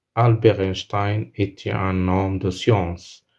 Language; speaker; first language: French; non-native, local second language; Arabic